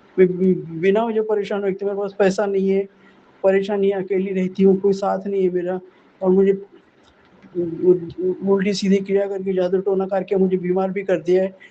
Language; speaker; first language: Hindi; non-native, local second language; Marathi